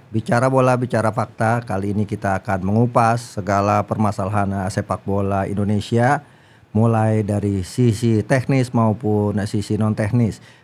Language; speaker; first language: Indonesian; native; Indonesian